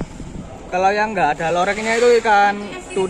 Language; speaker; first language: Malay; non-native, local second language; Javanese